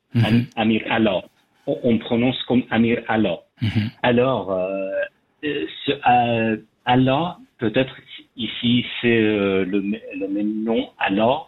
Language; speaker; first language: French; non-native, fluent; Persian